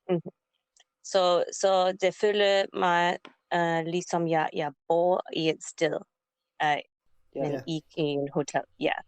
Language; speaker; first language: Danish; non-native, learner; English